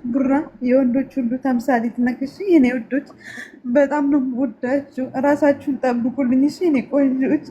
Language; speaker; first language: Amharic; native; Amharic